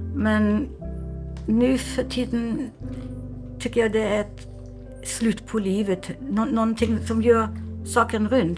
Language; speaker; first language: Swedish; non-native, fluent; German